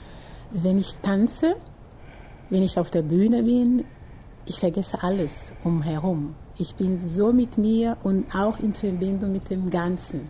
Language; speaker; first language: German; non-native, fluent; Portuguese